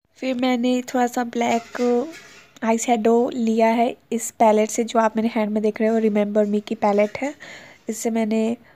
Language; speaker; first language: Hindi; native; Hindi